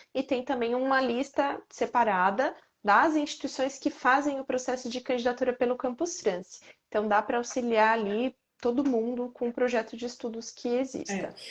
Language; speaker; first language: Portuguese; native; Portuguese